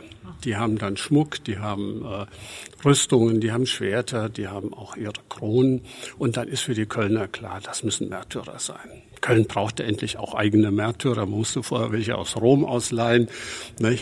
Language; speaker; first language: German; native; German